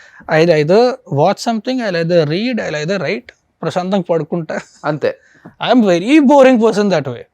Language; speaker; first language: Telugu; native; Telugu